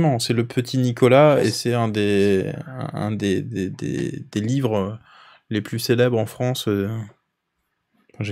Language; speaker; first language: French; native; French